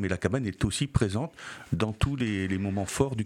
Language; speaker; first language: French; native; French